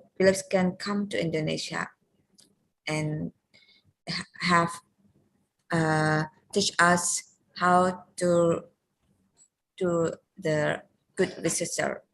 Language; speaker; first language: English; non-native, learner; Indonesian